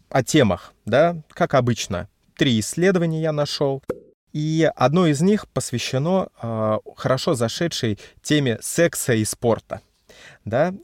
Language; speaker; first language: Russian; native; Russian